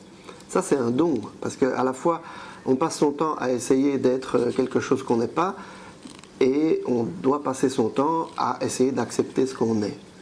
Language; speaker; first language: French; native; French